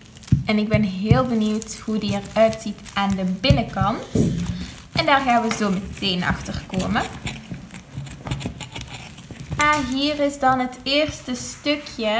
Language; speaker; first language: Dutch; native; Dutch